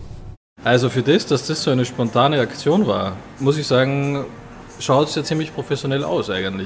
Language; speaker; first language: German; native; German